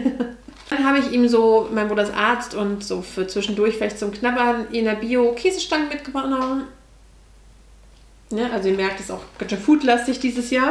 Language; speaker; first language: German; native; German